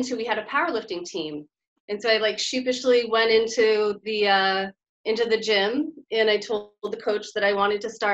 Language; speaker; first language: English; native; English